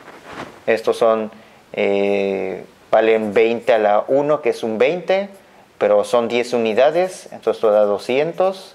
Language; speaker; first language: Spanish; native; Spanish